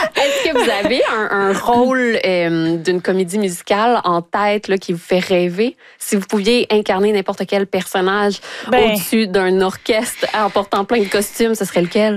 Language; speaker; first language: French; native; French